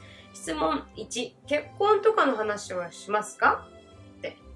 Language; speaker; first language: Japanese; native; Japanese